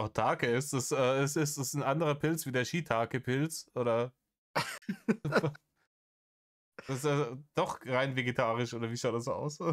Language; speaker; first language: German; native; German